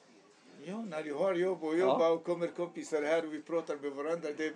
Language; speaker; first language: Swedish; non-native, learner; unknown